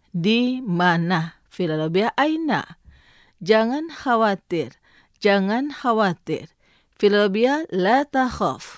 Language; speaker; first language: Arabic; non-native, fluent; Indonesian